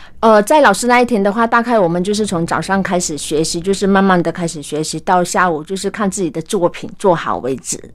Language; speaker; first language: Chinese; early bilingual, heritage; Chinese